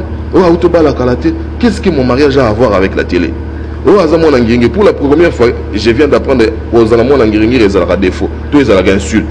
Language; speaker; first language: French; non-native, local second language; Lingala